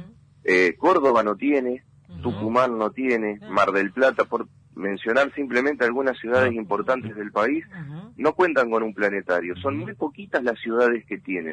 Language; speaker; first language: Spanish; native; Spanish